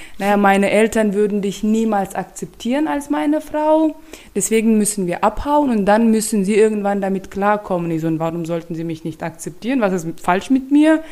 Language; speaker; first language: German; non-native, fluent; Turkmen